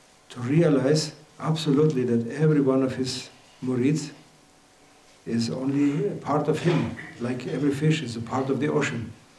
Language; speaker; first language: English; non-native, fluent; German